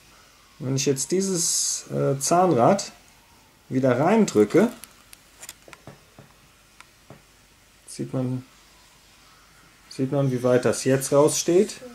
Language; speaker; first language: German; native; German